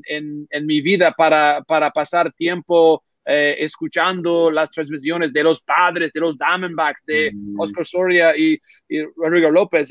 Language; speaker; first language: Spanish; non-native, learner; English